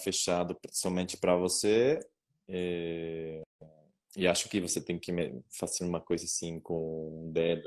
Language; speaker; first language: Portuguese; non-native, learner; Spanish